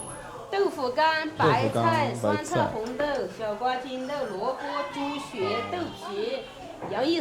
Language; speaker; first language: Chinese; native; Chinese